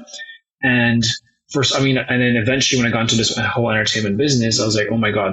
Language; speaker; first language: English; non-native, local second language; Cantonese